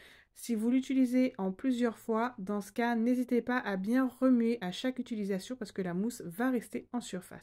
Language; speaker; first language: French; native; French